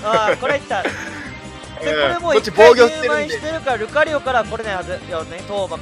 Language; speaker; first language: Japanese; native; Japanese